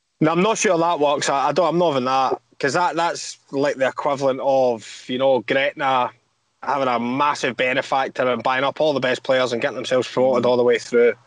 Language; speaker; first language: English; native; English